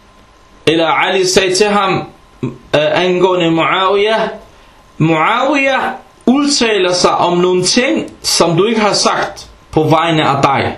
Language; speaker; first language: Danish; early bilingual, other home language; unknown